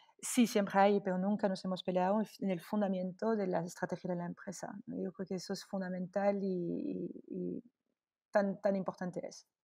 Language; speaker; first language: Spanish; non-native, fluent; French